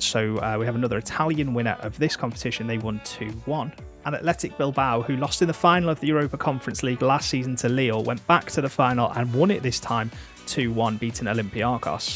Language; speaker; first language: English; native; English